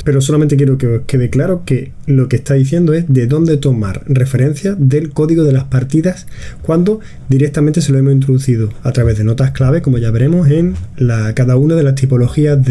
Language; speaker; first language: Spanish; native; Spanish